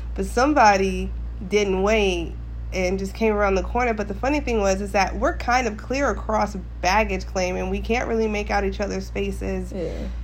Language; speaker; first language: English; native; English